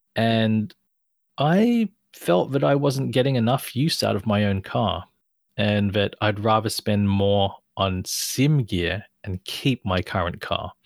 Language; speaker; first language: English; native; English